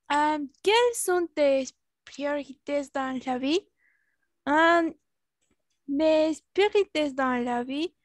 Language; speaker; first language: French; non-native, learner; Spanish